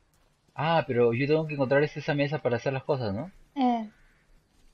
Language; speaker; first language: Spanish; non-native, fluent; Portuguese